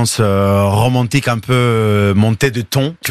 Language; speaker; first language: French; non-native, fluent; Spanish